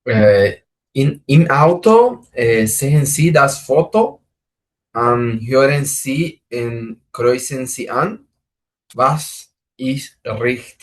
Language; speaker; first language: German; non-native, learner; Spanish